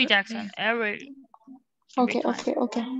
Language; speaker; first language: English; non-native, learner; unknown